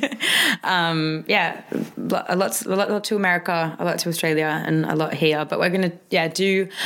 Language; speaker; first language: English; native; English